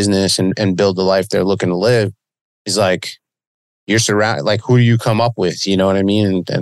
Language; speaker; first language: English; native; English